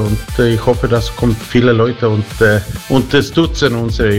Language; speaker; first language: German; non-native, fluent; Swedish